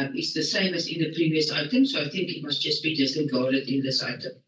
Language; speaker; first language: English; non-native, local second language; Afrikaans